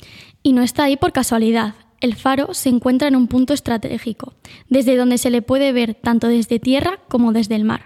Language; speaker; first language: Spanish; native; Spanish